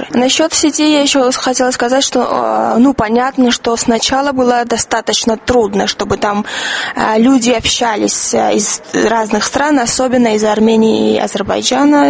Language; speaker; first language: Russian; non-native, fluent; Georgian